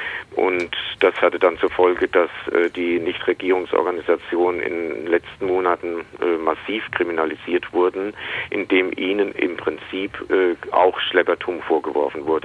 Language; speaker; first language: German; native; German